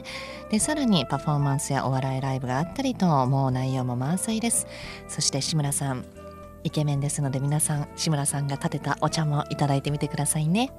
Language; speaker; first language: Japanese; native; Japanese